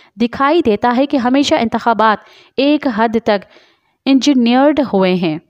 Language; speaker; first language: Urdu; non-native, local second language; Sindhi